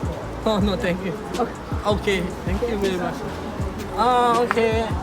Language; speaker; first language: English; non-native, learner; Thai